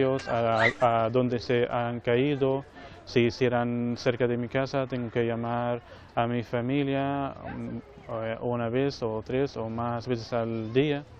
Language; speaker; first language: Spanish; non-native, fluent; Arabic